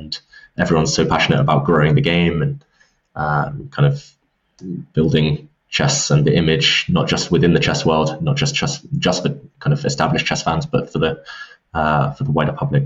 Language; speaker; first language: English; native; English